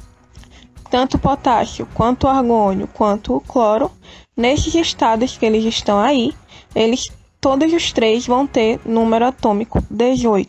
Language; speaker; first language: Portuguese; native; Portuguese